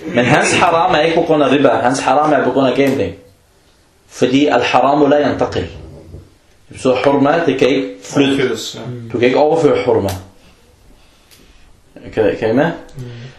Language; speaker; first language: Danish; non-native, fluent; Arabic